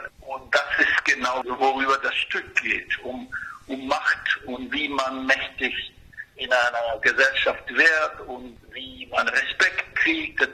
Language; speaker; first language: German; non-native, fluent; Spanish